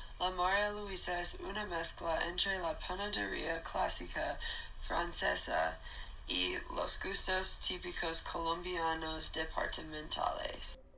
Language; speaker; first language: Spanish; non-native, learner; English